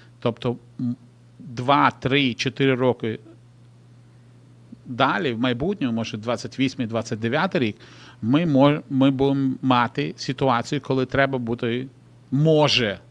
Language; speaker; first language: Ukrainian; non-native, local second language; Russian